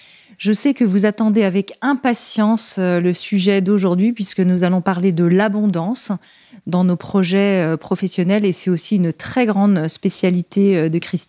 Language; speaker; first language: French; native; French